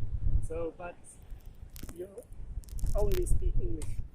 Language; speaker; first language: English; non-native, fluent; German